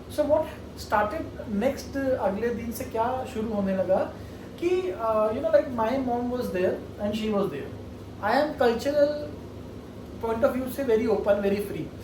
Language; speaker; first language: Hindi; non-native, local second language; Marathi